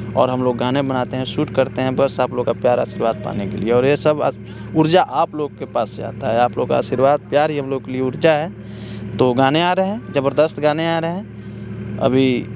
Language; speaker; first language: Hindi; native; Hindi